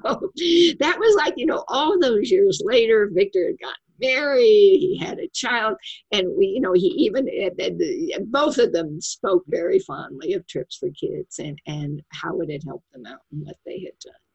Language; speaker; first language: English; native; English